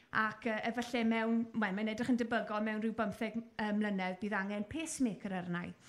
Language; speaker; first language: Welsh; native; Welsh